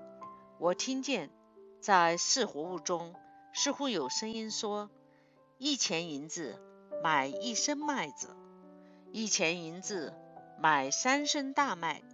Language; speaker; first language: Chinese; native; Chinese